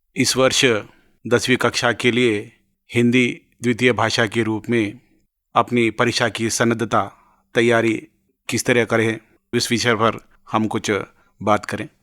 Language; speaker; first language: Hindi; non-native, local second language; Telugu